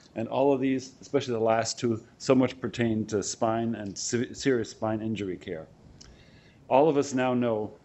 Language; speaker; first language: English; non-native, fluent; German